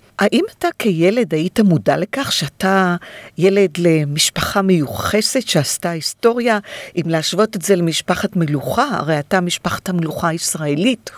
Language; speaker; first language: Hebrew; native; Hebrew